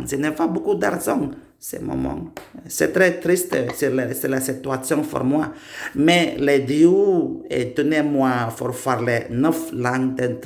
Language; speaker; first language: French; non-native, learner; Indonesian